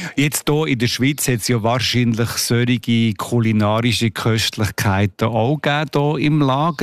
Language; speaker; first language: German; native; German